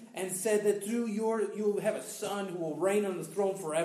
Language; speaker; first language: English; native; English